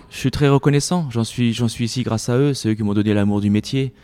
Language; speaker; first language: French; native; French